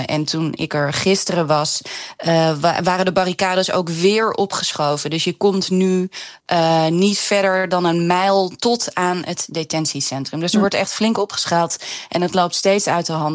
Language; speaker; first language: Dutch; native; Dutch